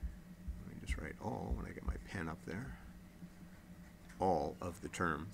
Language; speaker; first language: English; native; English